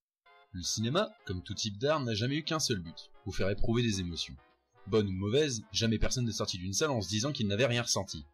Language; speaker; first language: French; native; French